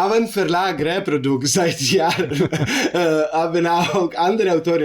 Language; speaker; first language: German; non-native, learner; Italian